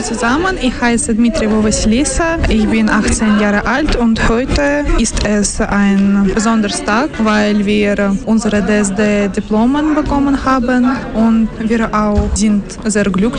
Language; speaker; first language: German; non-native, fluent; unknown